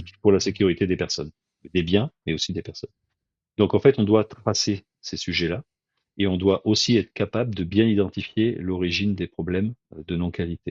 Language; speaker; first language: French; native; French